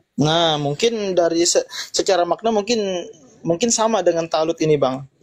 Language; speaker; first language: Indonesian; non-native, local second language; Banjar